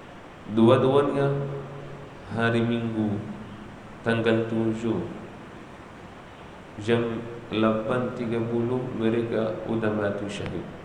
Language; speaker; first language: Indonesian; non-native, learner; Arabic